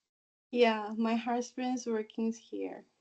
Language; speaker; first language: English; non-native, learner; Thai